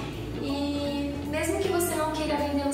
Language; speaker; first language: Portuguese; native; Portuguese